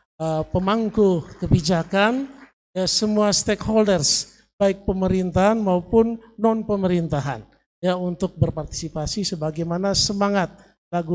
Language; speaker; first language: Indonesian; native; Indonesian